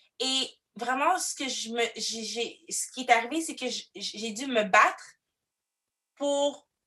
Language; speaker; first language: French; early bilingual, other home language; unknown